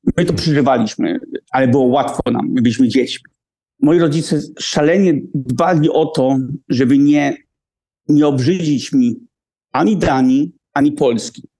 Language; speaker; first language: Polish; early bilingual, heritage; Polish